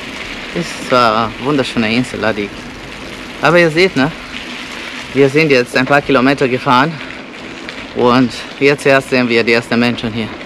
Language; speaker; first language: German; non-native, fluent; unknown